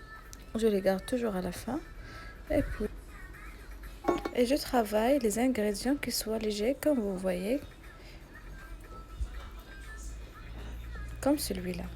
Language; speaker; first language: French; non-native, local second language; Arabic